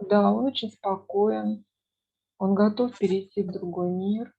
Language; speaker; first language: Russian; native; Russian